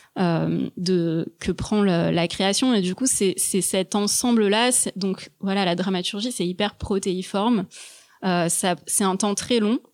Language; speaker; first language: French; native; French